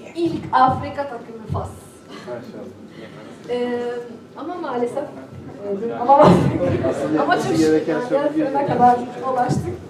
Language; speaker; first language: Turkish; non-native, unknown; Arabic